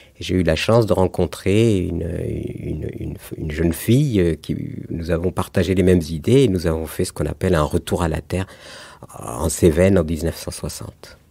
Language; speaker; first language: French; non-native, local second language; Arabic